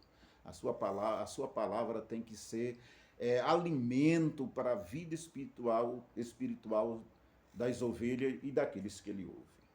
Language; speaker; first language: Portuguese; native; Portuguese